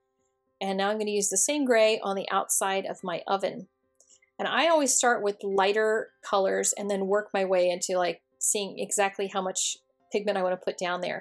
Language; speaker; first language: English; native; English